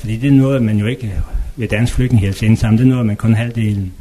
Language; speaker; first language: Danish; native; Danish